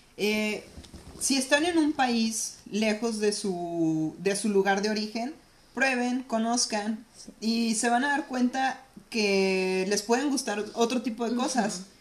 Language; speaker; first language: Spanish; native; Spanish